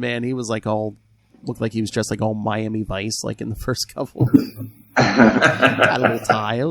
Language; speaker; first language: English; native; English